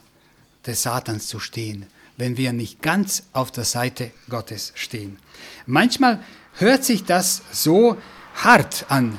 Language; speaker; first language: German; non-native, fluent; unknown